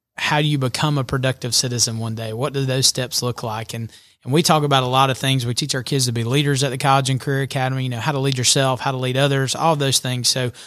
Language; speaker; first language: English; native; English